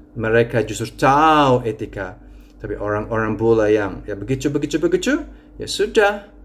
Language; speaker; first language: Indonesian; non-native, fluent; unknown